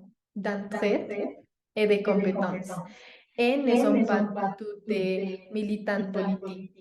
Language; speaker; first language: French; non-native, learner; Spanish